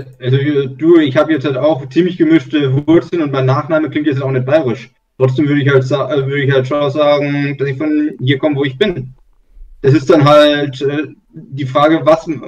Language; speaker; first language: German; native; German